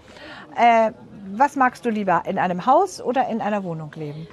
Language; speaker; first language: German; native; German